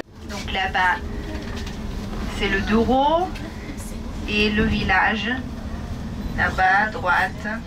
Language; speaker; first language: French; non-native, fluent; Portuguese